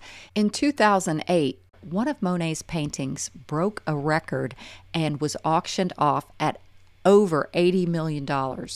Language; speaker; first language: English; native; English